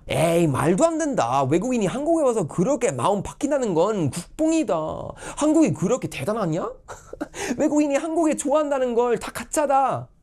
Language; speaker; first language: Korean; non-native, fluent; Swedish